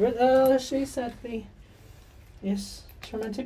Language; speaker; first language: English; non-native, learner; Chinese